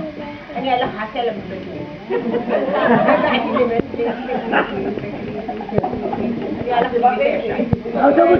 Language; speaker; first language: Hebrew; non-native, learner; Arabic